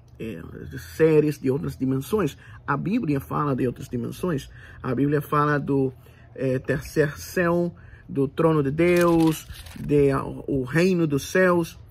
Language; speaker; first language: Portuguese; non-native, fluent; Spanish